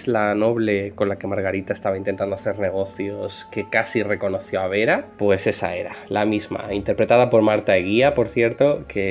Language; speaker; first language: Spanish; native; Spanish